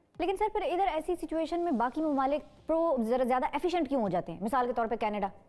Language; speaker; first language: Urdu; native; Urdu